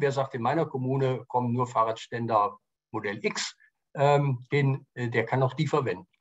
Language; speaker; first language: German; native; German